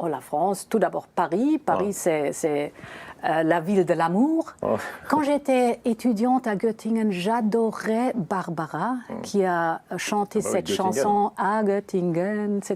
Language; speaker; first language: French; non-native, fluent; German